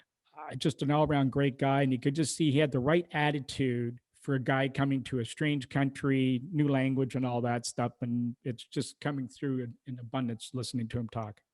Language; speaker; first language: English; native; English